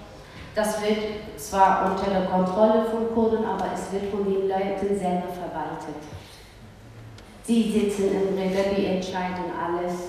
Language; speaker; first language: German; early bilingual, other home language; Kurdish